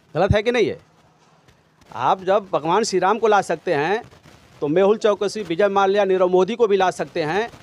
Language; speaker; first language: Hindi; native; Hindi